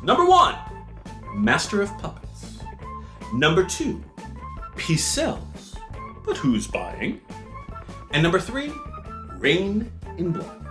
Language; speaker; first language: English; native; English